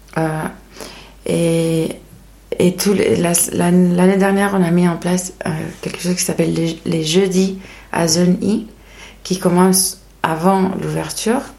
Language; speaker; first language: French; non-native, fluent; Spanish